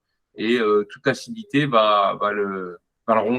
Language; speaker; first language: French; native; French